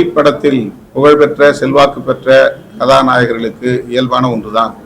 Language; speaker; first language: Tamil; native; Tamil